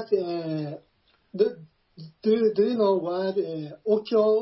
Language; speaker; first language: English; non-native, learner; Japanese